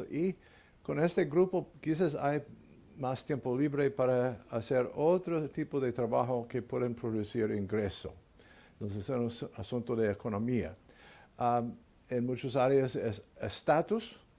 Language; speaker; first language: Spanish; non-native, learner; English